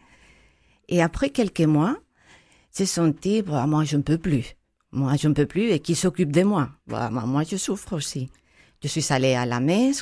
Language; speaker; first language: French; non-native, fluent; Spanish